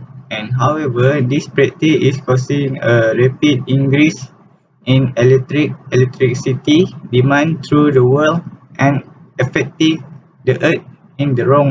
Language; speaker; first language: English; non-native, learner; Malay